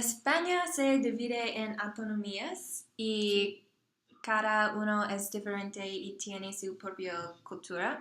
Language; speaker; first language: Spanish; non-native, learner; English